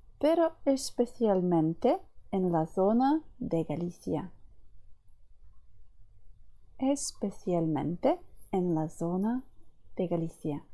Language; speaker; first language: Spanish; non-native, fluent; Ukrainian